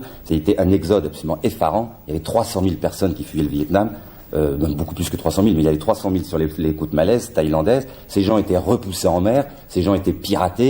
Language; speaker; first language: French; native; French